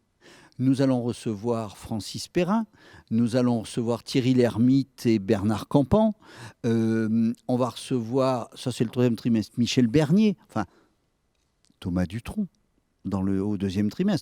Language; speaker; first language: French; native; French